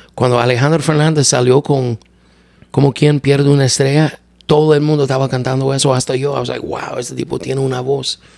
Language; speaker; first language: Spanish; non-native, learner; English